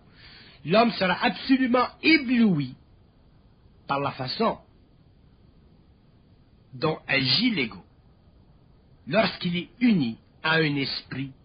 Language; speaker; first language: French; native; French